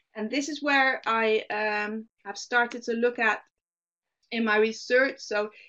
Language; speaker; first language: English; non-native, fluent; Dutch